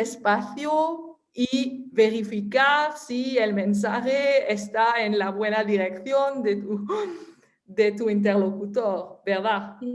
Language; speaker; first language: Spanish; non-native, fluent; French